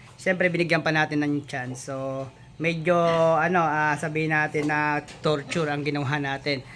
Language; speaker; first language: Filipino; native; Filipino